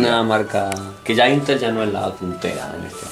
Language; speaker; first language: Spanish; native; Spanish